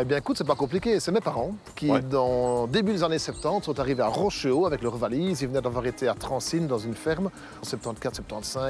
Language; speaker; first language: French; native; French